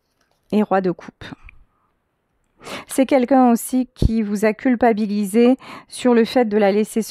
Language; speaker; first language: French; native; French